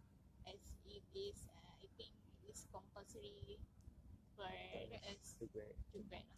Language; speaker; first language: English; non-native, learner; Malay